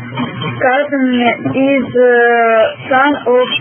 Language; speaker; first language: English; non-native, learner; Russian